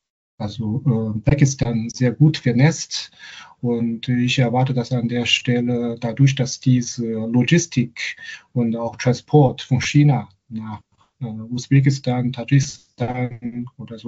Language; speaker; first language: German; non-native, fluent; Chinese